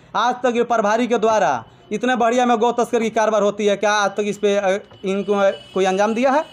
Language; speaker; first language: Hindi; native; Hindi